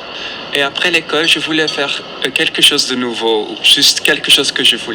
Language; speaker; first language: French; non-native, fluent; Dutch